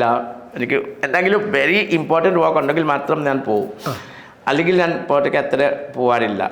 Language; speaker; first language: Malayalam; non-native, learner; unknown